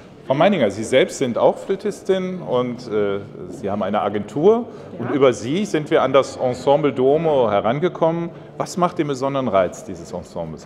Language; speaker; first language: German; native; German